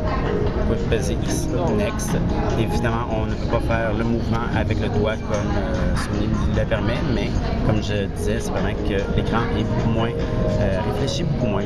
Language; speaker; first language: French; native; French